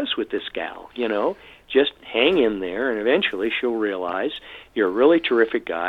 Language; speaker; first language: English; native; English